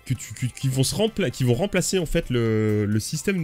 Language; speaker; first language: French; native; French